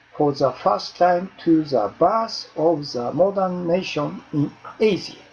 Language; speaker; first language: English; non-native, learner; Japanese